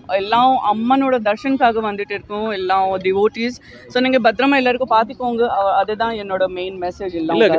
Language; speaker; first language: Tamil; non-native, learner; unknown